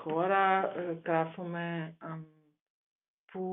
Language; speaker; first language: Greek; non-native, learner; German